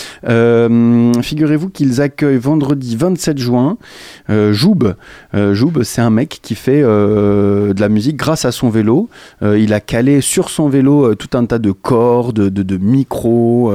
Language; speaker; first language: French; native; French